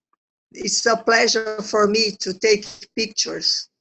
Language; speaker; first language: English; non-native, learner; Portuguese